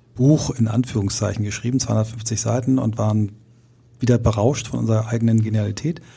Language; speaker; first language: German; native; German